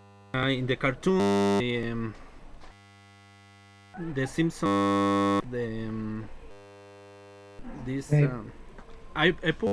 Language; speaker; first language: English; non-native, learner; Spanish